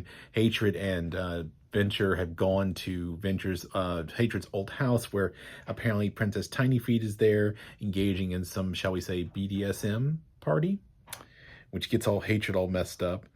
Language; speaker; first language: English; native; English